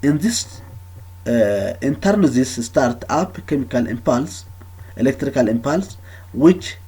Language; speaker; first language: English; non-native, local second language; Amharic